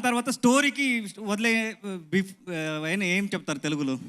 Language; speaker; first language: Telugu; non-native, learner; Kannada